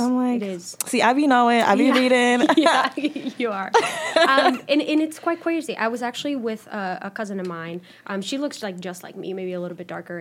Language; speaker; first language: English; non-native, fluent; Spanish